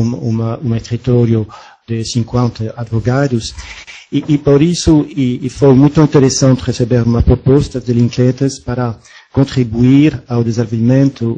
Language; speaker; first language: Portuguese; non-native, fluent; French